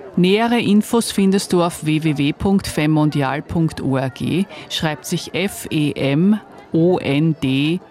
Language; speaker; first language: German; native; German